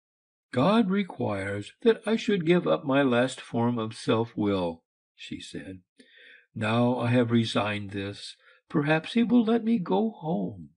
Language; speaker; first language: English; native; English